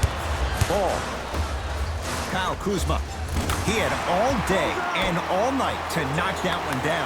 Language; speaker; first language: English; native; English